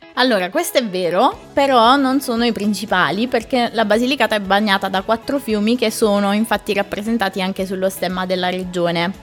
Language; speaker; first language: Italian; native; Italian